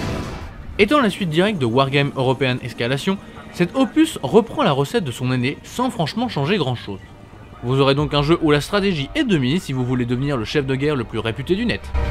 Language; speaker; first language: French; native; French